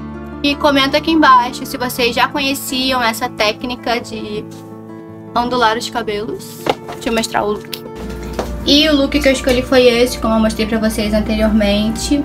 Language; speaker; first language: Portuguese; native; Portuguese